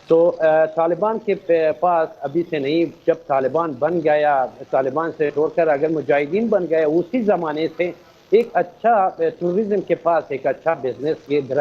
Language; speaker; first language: Hindi; non-native, fluent; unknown